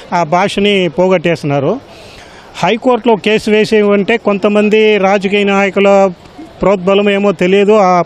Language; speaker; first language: Telugu; native; Telugu